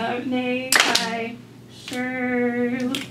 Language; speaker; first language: Cantonese; non-native, learner; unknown